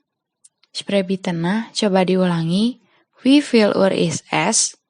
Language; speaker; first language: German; non-native, fluent; Indonesian